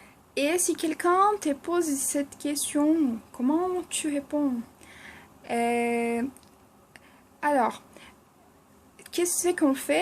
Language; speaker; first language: French; non-native, fluent; Portuguese